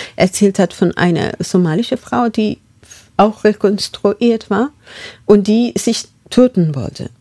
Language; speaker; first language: German; non-native, fluent; Masai